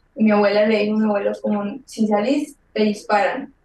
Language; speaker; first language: Spanish; native; Spanish